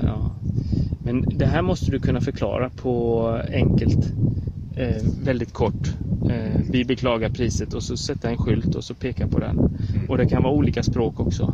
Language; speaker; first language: Swedish; native; Swedish